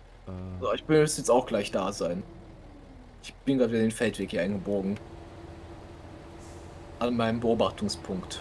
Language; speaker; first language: German; native; German